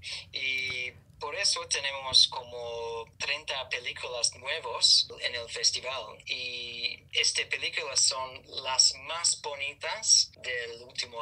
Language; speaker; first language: Spanish; non-native, fluent; English